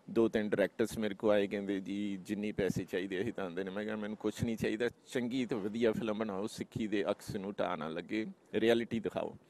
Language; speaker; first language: Punjabi; native; Punjabi